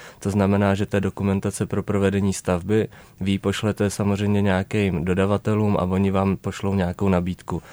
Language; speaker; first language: Czech; native; Czech